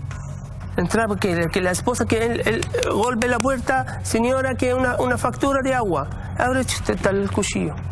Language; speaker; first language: Spanish; non-native, learner; Arabic